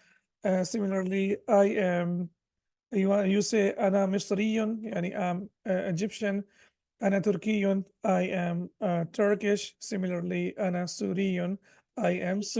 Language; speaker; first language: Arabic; non-native, fluent; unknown